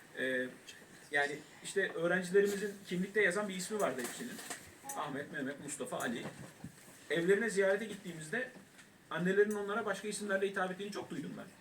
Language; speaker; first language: Turkish; native; Turkish